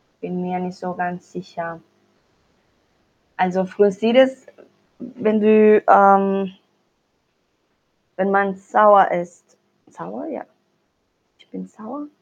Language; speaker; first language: German; non-native, learner; Spanish